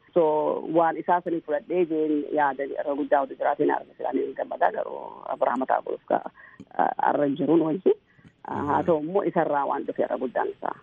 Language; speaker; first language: Oromo; early bilingual, heritage; Oromo